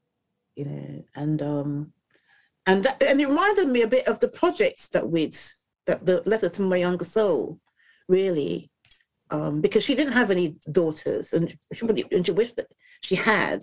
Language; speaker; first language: English; native; English